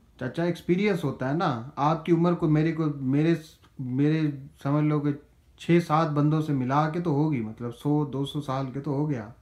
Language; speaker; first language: Urdu; non-native, local second language; Punjabi